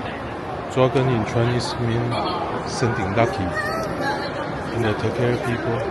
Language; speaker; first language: English; non-native, learner; Chinese